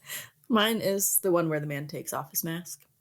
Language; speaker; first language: English; native; English